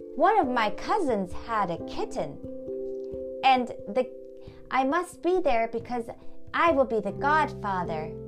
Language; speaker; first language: English; early bilingual, other home language; German